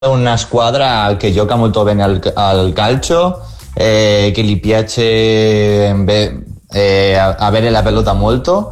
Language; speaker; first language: Italian; non-native, fluent; Spanish